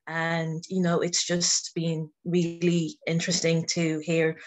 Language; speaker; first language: English; native; English